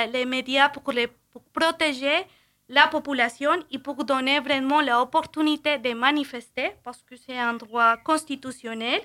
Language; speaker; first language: French; non-native, fluent; Spanish